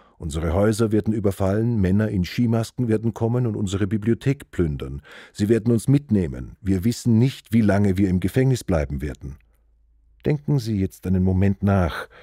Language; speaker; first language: German; native; German